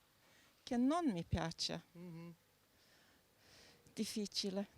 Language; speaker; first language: Italian; non-native, fluent; Norwegian